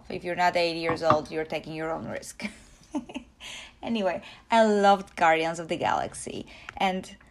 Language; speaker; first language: English; non-native, fluent; Polish